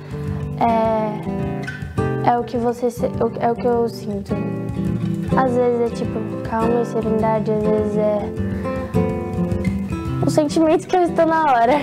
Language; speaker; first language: Portuguese; native; Portuguese